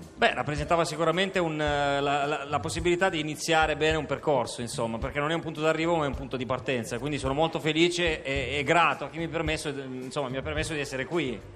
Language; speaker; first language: Italian; non-native, fluent; Albanian